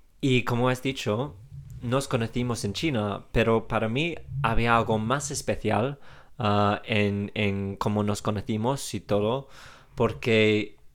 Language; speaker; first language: Spanish; non-native, fluent; English